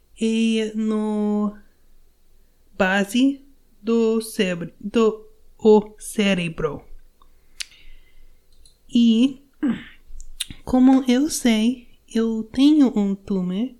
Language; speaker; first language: Portuguese; non-native, learner; English